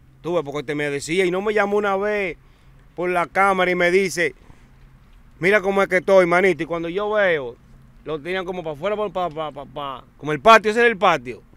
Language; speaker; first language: Spanish; native; Spanish